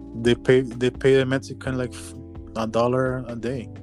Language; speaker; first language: English; non-native, fluent; Spanish